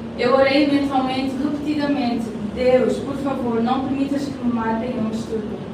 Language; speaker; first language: Portuguese; native; Portuguese